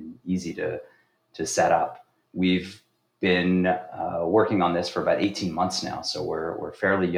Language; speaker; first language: English; native; English